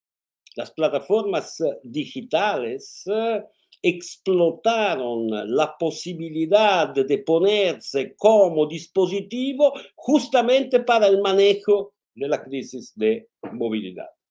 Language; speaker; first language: Spanish; non-native, fluent; Italian